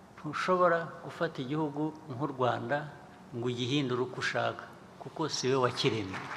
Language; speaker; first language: Kinyarwanda; early bilingual, heritage; Kinyarwanda